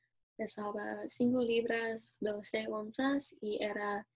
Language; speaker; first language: Spanish; non-native, learner; English